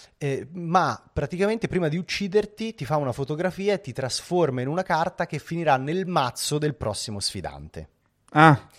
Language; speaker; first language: Italian; native; Italian